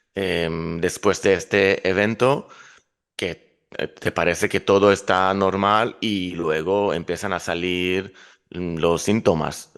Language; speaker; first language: Spanish; non-native, fluent; Hebrew